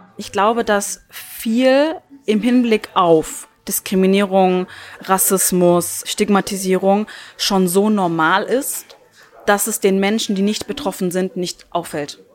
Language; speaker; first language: German; early bilingual, other home language; Turkish